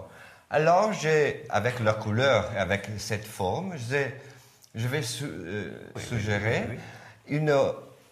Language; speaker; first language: French; non-native, learner; Italian